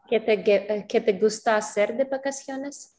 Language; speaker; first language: Spanish; non-native, learner; English